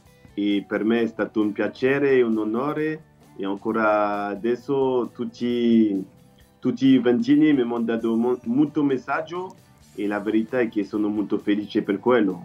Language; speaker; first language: Italian; non-native, learner; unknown